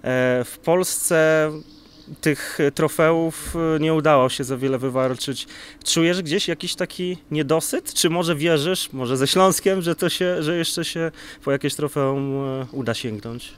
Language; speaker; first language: Polish; native; Polish